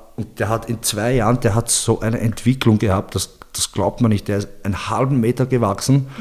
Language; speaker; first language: German; early bilingual, other home language; Bosnian